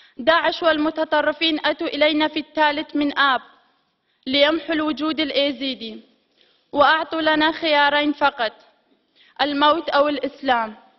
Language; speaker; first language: Arabic; non-native, local second language; Kurdish